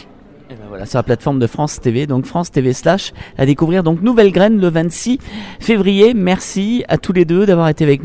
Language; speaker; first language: French; native; French